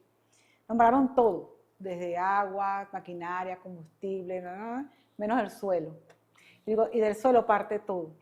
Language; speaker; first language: Spanish; native; Spanish